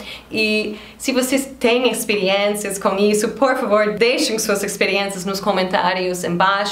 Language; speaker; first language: Portuguese; non-native, fluent; English